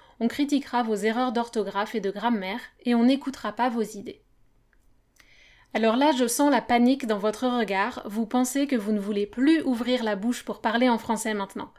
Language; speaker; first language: French; native; French